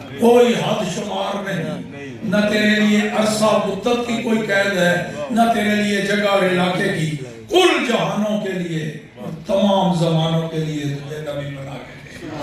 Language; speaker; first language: Urdu; non-native, local second language; Punjabi